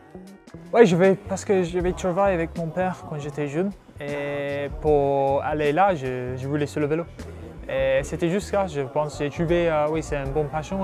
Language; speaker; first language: French; non-native, learner; English